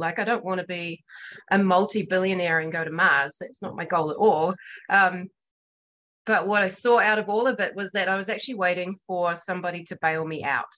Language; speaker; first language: English; native; English